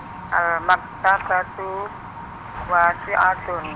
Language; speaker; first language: Arabic; non-native, learner; Indonesian